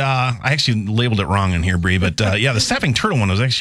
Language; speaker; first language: English; native; English